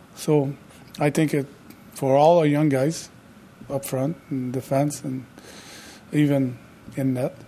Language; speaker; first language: English; non-native, fluent; French